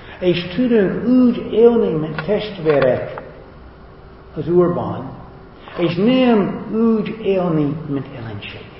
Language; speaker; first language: Hungarian; non-native, fluent; English